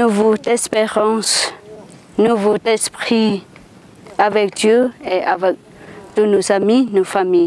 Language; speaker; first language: French; non-native, fluent; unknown